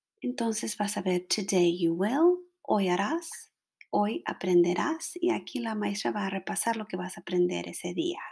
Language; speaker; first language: Spanish; non-native, fluent; English